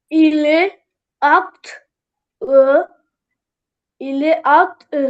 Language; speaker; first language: French; non-native, learner; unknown